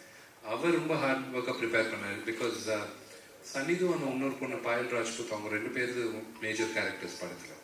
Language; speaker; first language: Tamil; non-native, local second language; Malayalam